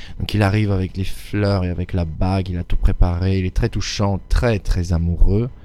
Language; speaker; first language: French; non-native, fluent; Bulgarian